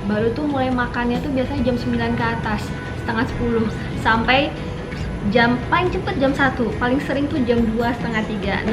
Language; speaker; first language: Indonesian; native; Indonesian